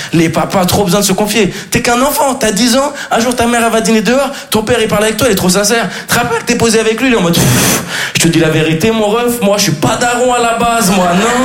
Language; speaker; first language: French; native; French